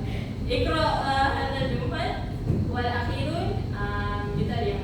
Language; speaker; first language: Arabic; non-native, learner; Malay